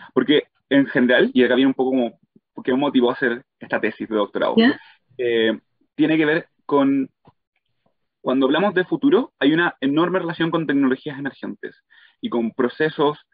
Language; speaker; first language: Spanish; native; Spanish